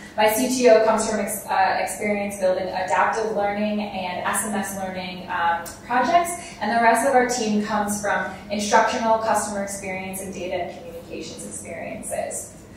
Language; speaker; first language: English; native; English